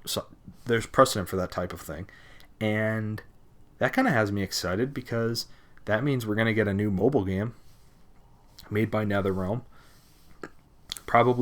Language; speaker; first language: English; native; English